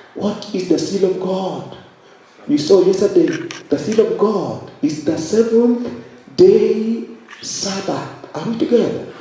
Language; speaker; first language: English; non-native, local second language; Swahili